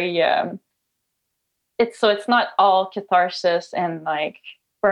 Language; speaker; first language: English; non-native, fluent; French